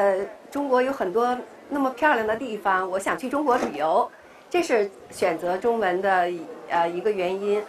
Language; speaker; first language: Chinese; non-native, fluent; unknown